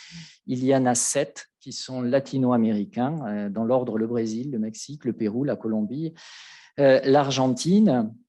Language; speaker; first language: French; native; French